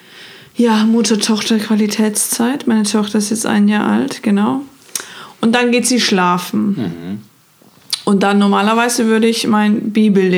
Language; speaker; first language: German; non-native, fluent; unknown